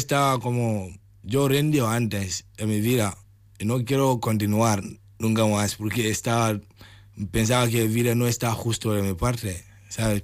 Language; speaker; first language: Spanish; non-native, learner; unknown